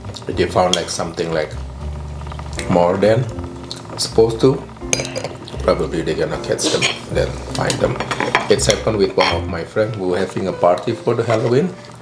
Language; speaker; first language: English; non-native, fluent; Indonesian